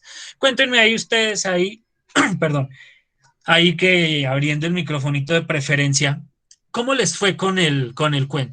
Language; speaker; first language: Spanish; native; Spanish